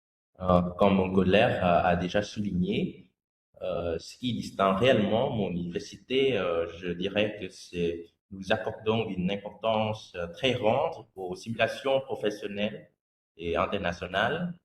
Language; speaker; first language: French; non-native, fluent; Vietnamese